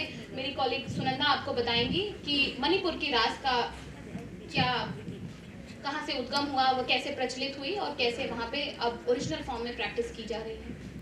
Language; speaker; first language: Hindi; native; Hindi